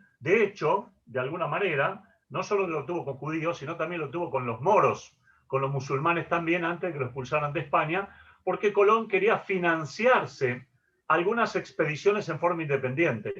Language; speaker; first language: Spanish; native; Spanish